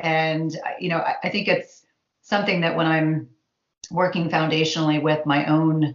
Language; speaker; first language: English; native; English